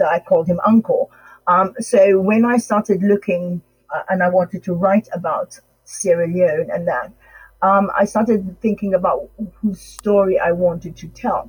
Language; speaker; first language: English; non-native, local second language; Krio